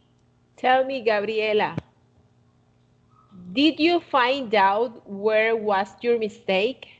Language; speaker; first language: English; non-native, fluent; Spanish